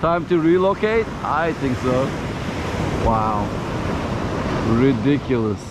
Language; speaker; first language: English; native; English